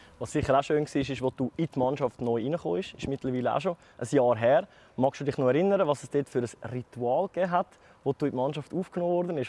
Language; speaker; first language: German; native; German